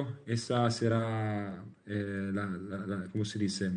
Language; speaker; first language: Spanish; non-native, learner; Italian